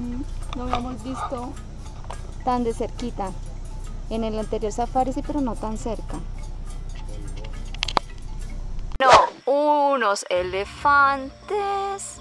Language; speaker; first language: Spanish; native; Spanish